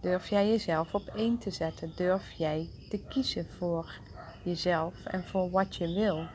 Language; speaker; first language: Dutch; native; Dutch